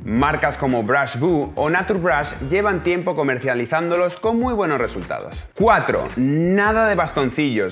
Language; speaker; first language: Spanish; native; Spanish